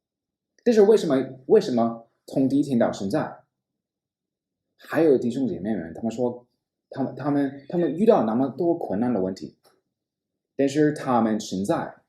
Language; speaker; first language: Chinese; non-native, fluent; English